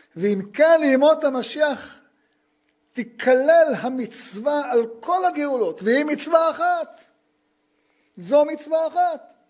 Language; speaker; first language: Hebrew; native; Hebrew